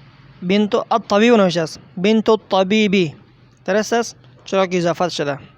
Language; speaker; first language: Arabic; non-native, fluent; Persian